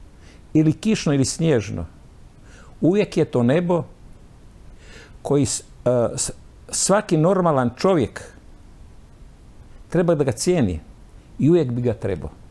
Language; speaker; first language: Croatian; native; Croatian